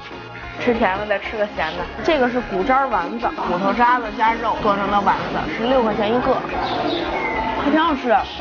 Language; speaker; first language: Chinese; native; Chinese